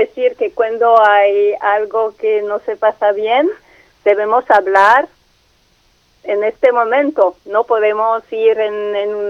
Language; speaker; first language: Spanish; non-native, learner; French